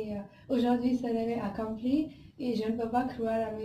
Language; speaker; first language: French; non-native, learner; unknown